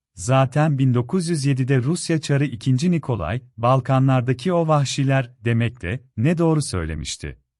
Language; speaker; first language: Turkish; native; Turkish